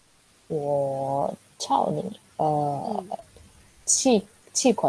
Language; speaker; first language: Chinese; non-native, learner; Indonesian